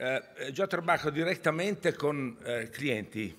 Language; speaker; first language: Spanish; non-native, learner; Italian